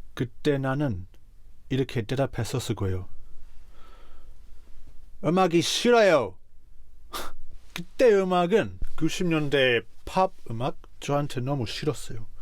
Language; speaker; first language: Korean; non-native, fluent; English